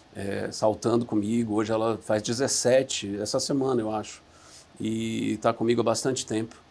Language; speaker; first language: Portuguese; native; Portuguese